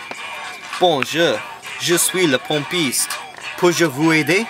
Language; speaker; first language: French; non-native, learner; English